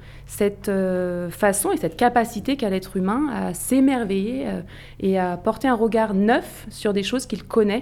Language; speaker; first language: French; native; French